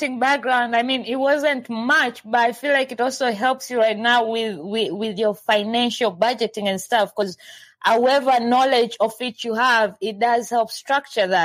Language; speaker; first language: English; non-native, local second language; Swahili